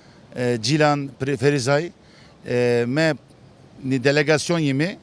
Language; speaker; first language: Albanian; early bilingual, heritage; Turkish